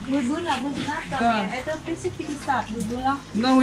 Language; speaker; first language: Russian; non-native, learner; Vietnamese